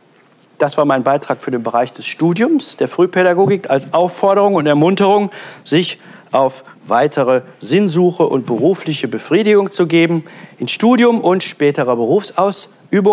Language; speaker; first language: German; native; German